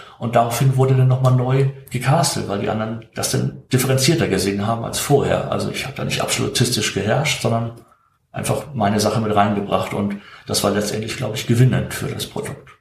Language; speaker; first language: German; native; German